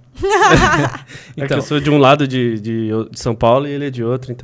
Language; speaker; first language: Portuguese; native; Portuguese